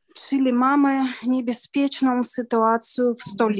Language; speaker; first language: Polish; non-native, learner; Ukrainian